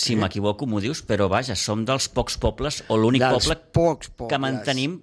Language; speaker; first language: Catalan; native; Catalan